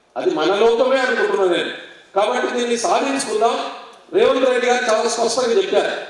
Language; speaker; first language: Telugu; non-native, local second language; Lambadi